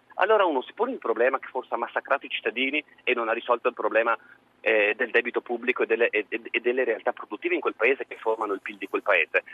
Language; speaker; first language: Italian; native; Italian